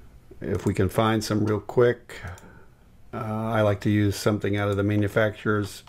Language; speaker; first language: English; native; English